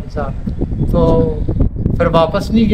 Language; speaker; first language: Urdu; non-native, local second language; Punjabi